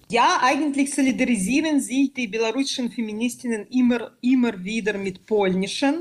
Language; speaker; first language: German; non-native, fluent; Russian